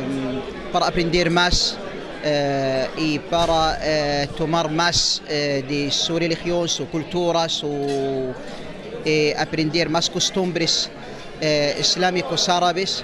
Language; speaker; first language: Spanish; non-native, fluent; Arabic